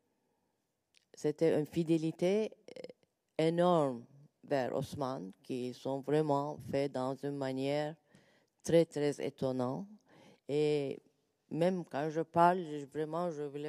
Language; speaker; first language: French; non-native, learner; Turkish